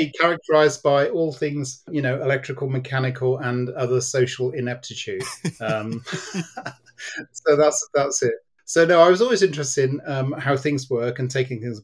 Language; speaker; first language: English; native; English